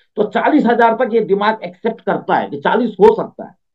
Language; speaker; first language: Hindi; native; Hindi